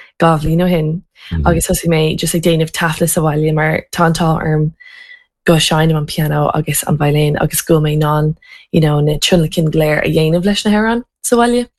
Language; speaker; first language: Irish; non-native, local second language; English